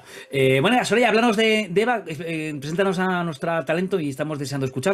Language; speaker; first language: Spanish; native; Spanish